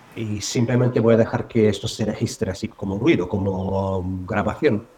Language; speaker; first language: Spanish; non-native, fluent; Bulgarian